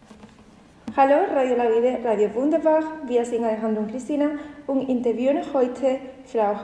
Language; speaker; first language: German; native; German